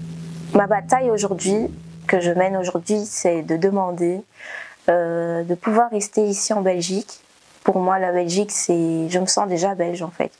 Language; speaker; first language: French; early bilingual, other home language; Portuguese